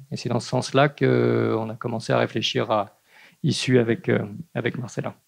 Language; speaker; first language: French; native; French